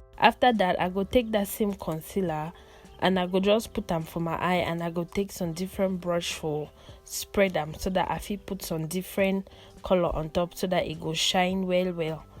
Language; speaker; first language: Nigerian Pidgin; non-native, local second language; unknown